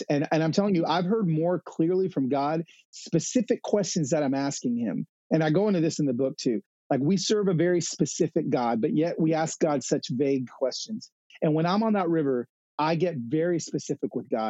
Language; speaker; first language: English; native; English